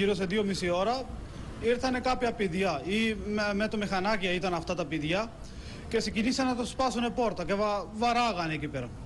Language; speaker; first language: Greek; non-native, learner; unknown